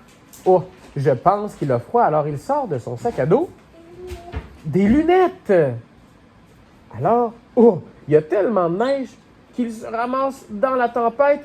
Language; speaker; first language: French; native; French